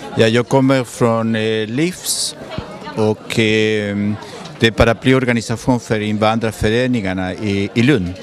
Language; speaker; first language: Swedish; non-native, fluent; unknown